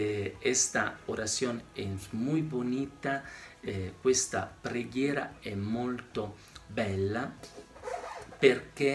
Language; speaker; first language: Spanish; non-native, fluent; Italian